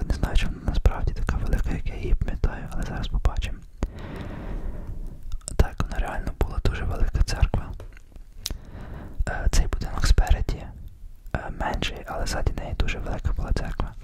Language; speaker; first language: Ukrainian; early bilingual, heritage; Ukrainian